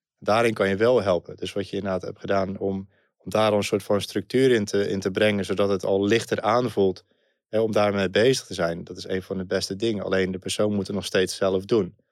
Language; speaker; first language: Dutch; native; Dutch